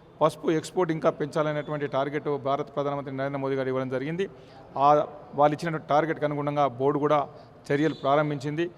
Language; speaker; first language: Telugu; native; Telugu